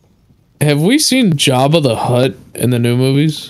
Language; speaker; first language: English; native; English